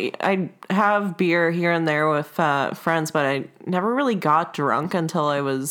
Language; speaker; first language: English; non-native, fluent; Russian